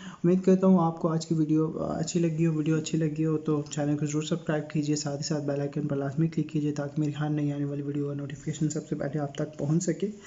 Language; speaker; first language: Urdu; native; Urdu